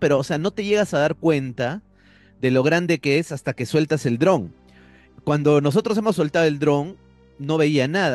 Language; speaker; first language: Spanish; native; Spanish